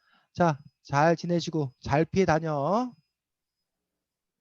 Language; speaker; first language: Korean; native; Korean